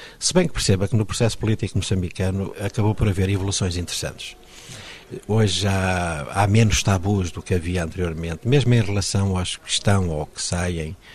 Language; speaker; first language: Portuguese; native; Portuguese